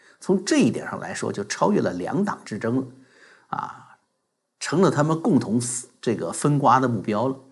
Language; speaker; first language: Chinese; native; Chinese